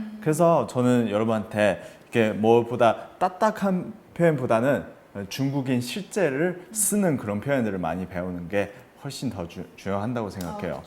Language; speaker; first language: Korean; non-native, fluent; Chinese